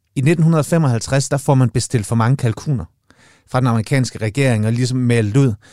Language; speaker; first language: Danish; native; Danish